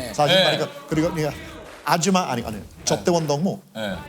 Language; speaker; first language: Korean; non-native, fluent; English